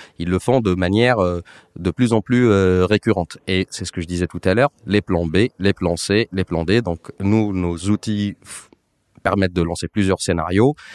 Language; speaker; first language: French; non-native, local second language; Arabic